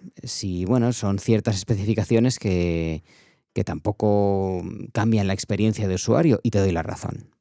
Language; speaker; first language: Spanish; native; Spanish